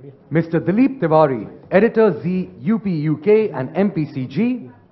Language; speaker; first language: English; non-native, local second language; Hindi